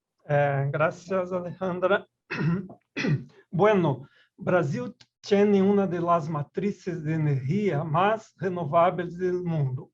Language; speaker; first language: Spanish; non-native, learner; Portuguese